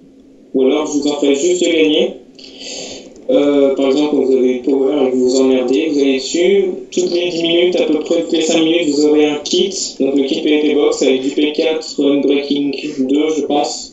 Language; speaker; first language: French; native; French